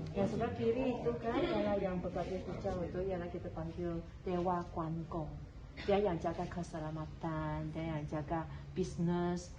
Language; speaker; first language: Malay; non-native, local second language; Cantonese